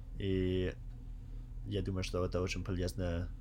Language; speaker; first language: Russian; non-native, learner; English